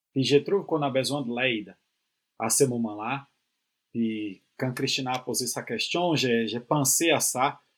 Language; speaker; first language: French; non-native, fluent; Portuguese